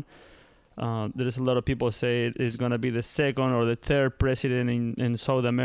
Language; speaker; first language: English; non-native, learner; Spanish